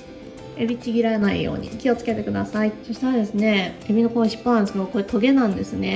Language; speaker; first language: Japanese; native; Japanese